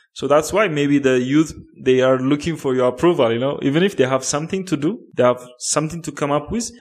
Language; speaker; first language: English; non-native, fluent; Amharic